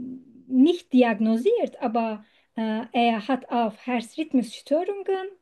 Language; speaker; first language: German; non-native, learner; Turkish